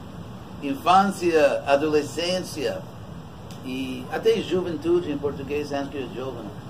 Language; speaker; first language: Portuguese; non-native, fluent; English